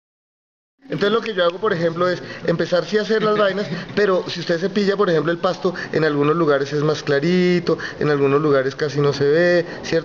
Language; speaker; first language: Spanish; native; Spanish